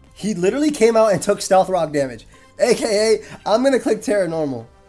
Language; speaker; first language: English; native; English